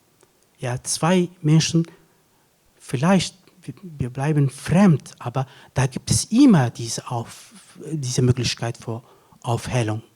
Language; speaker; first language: German; non-native, fluent; Kurdish